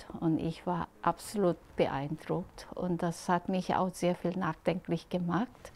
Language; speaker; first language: German; non-native, fluent; Korean